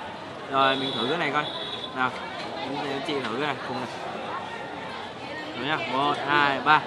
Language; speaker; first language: Vietnamese; early bilingual, heritage; Vietnamese